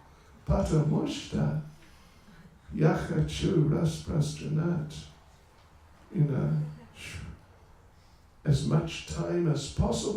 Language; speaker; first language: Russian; non-native, learner; English